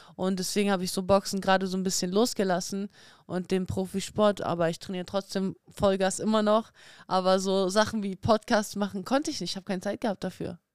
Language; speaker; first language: German; early bilingual, other home language; Russian